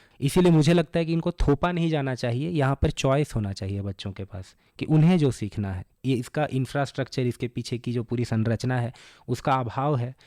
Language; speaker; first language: Hindi; non-native, local second language; Bangla